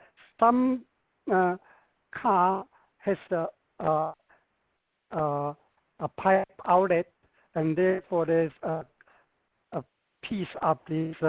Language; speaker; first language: English; non-native, fluent; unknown